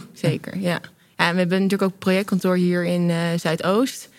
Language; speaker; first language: Dutch; native; Dutch